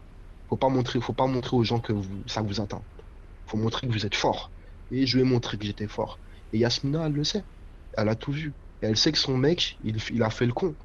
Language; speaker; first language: French; native; French